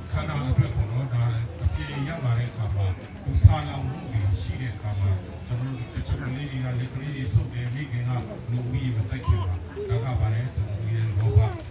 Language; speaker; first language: Burmese; non-native, local second language; Tedim Chin